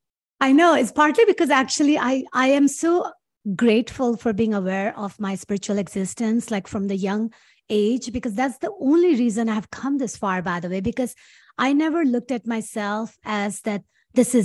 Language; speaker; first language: English; non-native, local second language; Urdu